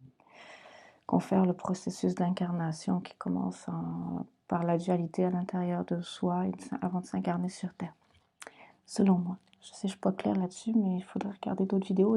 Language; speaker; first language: French; native; French